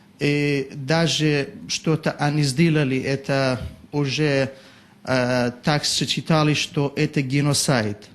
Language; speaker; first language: Russian; non-native, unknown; Kurdish